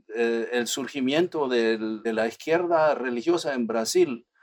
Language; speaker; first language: Spanish; non-native, fluent; German